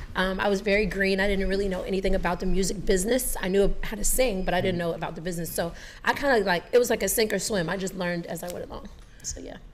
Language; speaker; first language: English; native; English